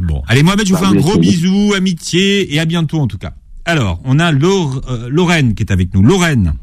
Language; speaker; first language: French; native; French